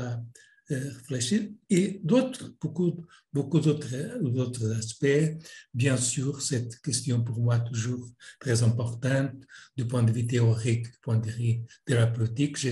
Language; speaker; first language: French; non-native, fluent; Portuguese